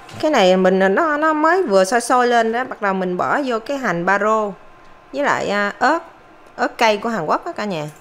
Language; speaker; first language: Vietnamese; native; Vietnamese